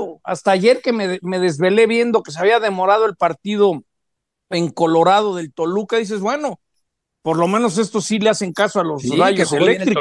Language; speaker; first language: Spanish; native; Spanish